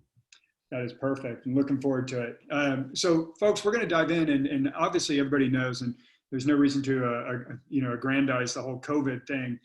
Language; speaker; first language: English; native; English